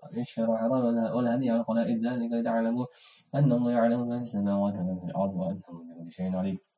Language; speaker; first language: Arabic; non-native, learner; Indonesian